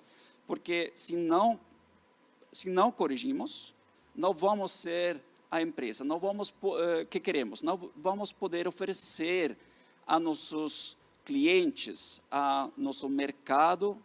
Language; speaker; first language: Portuguese; non-native, fluent; Norwegian